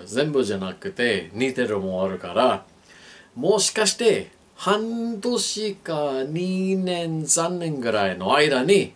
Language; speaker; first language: Japanese; non-native, learner; English